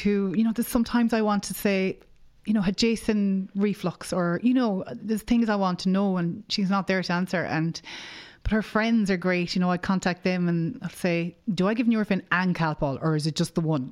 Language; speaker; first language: English; native; English